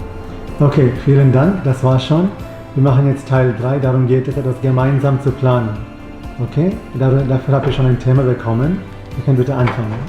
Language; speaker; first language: German; non-native, fluent; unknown